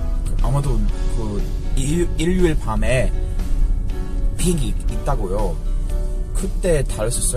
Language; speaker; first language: Korean; non-native, learner; English